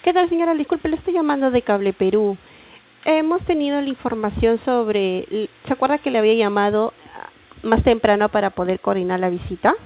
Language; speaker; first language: Spanish; native; Spanish